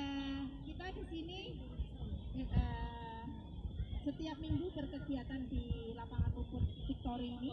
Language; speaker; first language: Indonesian; native; Indonesian